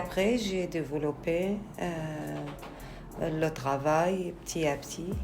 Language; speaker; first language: French; non-native, learner; Arabic